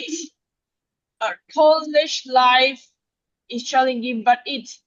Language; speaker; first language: English; non-native, learner; Vietnamese